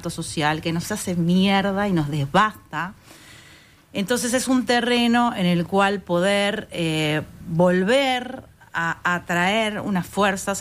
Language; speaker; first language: Spanish; native; Spanish